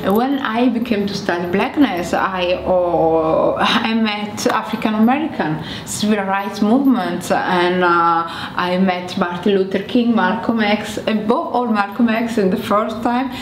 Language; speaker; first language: English; non-native, fluent; Somali